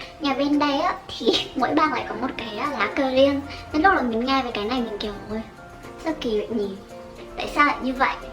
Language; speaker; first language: Vietnamese; native; Vietnamese